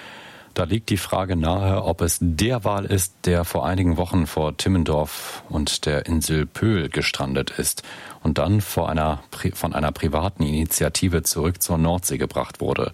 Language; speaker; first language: German; native; German